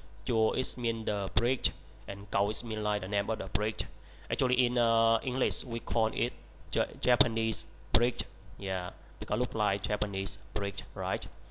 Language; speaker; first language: English; non-native, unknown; Vietnamese